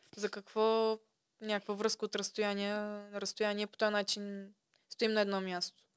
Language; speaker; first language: Bulgarian; early bilingual, other home language; Russian